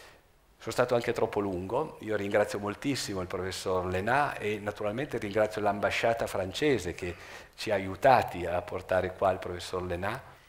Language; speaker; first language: Italian; native; Italian